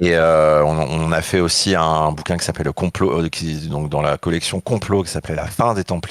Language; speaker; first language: French; native; French